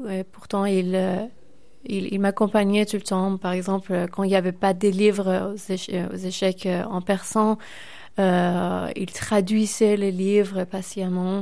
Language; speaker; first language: French; non-native, fluent; Persian